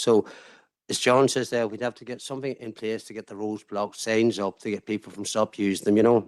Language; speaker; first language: English; native; English